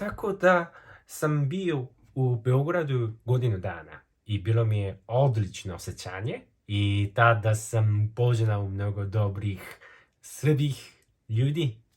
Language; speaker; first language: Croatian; non-native, fluent; Korean